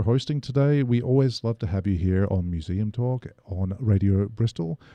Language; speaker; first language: English; native; English